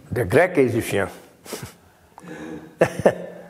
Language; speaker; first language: French; non-native, learner; Greek